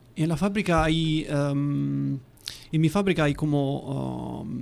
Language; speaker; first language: Spanish; non-native, fluent; Italian